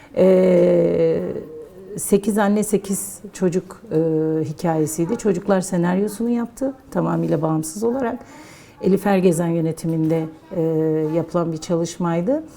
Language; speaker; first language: Turkish; non-native, local second language; Kurdish